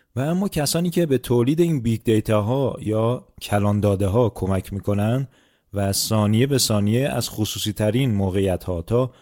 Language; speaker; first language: Persian; native; Persian